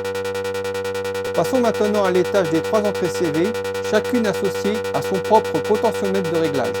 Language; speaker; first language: French; native; French